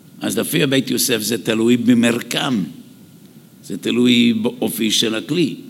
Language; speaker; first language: Hebrew; non-native, fluent; English